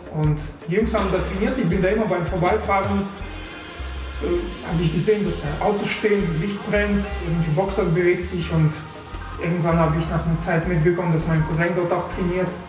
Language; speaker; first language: German; non-native, fluent; Russian